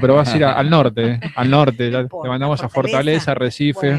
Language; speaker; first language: Spanish; native; Spanish